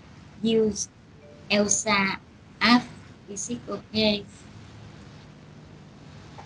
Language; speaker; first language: English; non-native, learner; Vietnamese